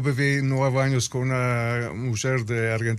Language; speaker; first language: Spanish; early bilingual, heritage; Spanish